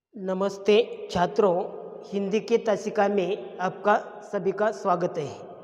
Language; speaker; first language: Hindi; non-native, local second language; Marathi